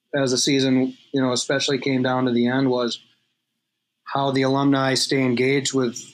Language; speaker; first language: English; native; English